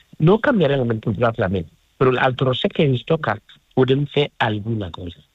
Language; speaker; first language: Catalan; non-native, fluent; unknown